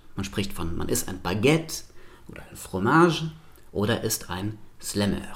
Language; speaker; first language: German; non-native, local second language; Luxembourgish